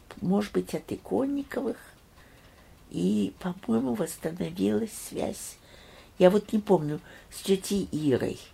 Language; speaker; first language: Russian; early bilingual, heritage; Russian